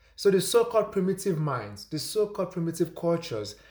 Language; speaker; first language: English; non-native, local second language; Igbo